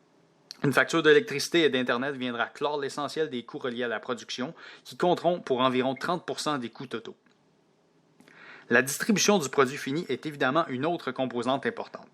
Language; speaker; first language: French; native; French